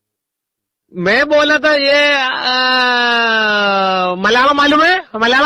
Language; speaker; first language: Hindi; non-native, local second language; Malayalam